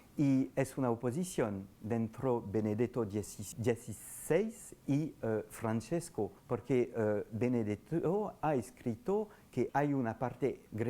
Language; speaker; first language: Spanish; non-native, learner; Italian